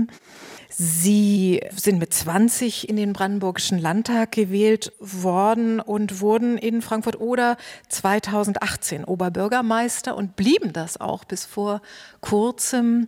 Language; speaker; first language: German; native; German